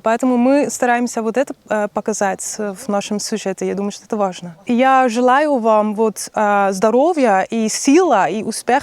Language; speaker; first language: Russian; non-native, learner; Dutch